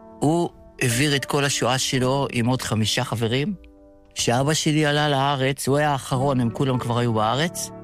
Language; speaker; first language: Hebrew; early bilingual, other home language; Yiddish